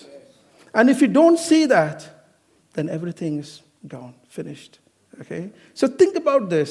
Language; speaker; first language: English; non-native, local second language; Malayalam